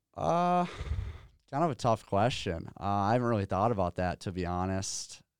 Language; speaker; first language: English; native; English